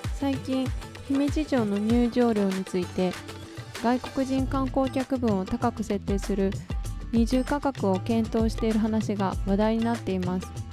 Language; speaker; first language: Japanese; native; Japanese